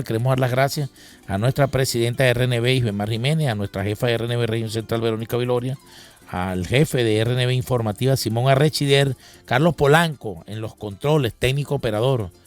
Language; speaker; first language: Spanish; native; Spanish